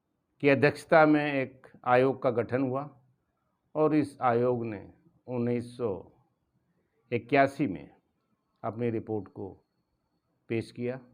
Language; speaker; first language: Hindi; native; Hindi